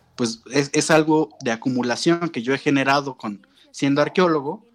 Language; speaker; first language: Spanish; native; Spanish